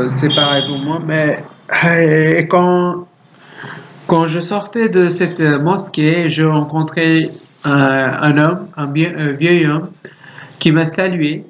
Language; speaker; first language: French; non-native, learner; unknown